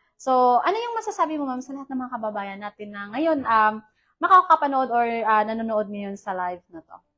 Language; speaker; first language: Filipino; native; Filipino